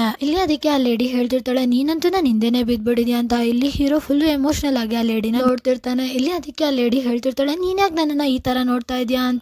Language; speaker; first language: Kannada; native; Kannada